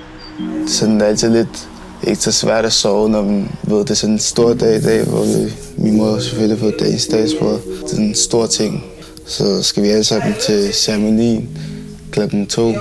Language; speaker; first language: Danish; early bilingual, other home language; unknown